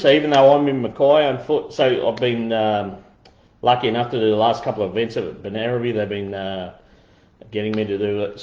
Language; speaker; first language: English; native; English